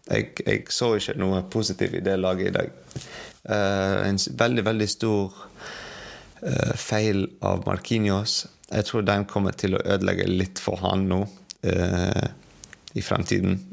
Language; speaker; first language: Norwegian; non-native, fluent; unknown